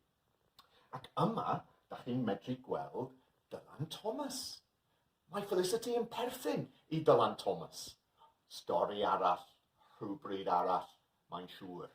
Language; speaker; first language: Welsh; non-native, local second language; English